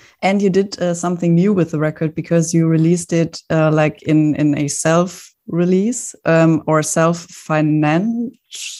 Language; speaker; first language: English; non-native, fluent; German